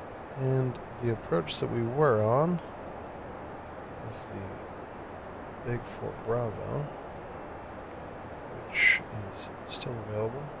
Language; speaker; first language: English; native; English